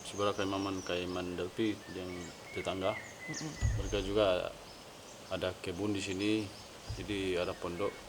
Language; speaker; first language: Indonesian; non-native, local second language; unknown